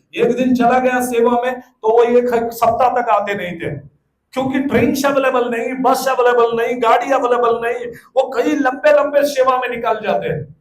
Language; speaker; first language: Hindi; non-native, local second language; Telugu